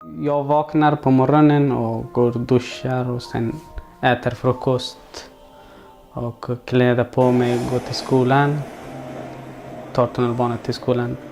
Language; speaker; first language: Swedish; non-native, learner; Persian